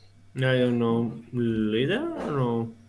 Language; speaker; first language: English; non-native, learner; Spanish